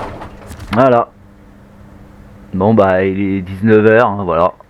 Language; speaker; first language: French; native; French